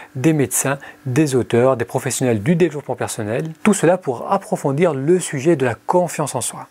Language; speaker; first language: French; early bilingual, other home language; Arabic